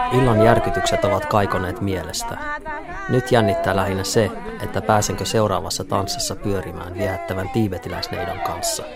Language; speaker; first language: Finnish; native; Finnish